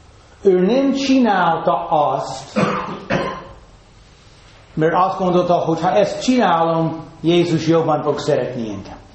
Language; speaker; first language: Hungarian; non-native, fluent; English